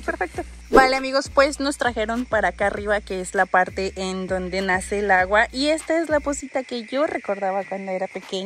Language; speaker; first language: Spanish; native; Spanish